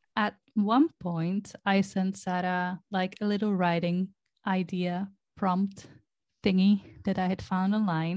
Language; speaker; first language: English; non-native, fluent; Dutch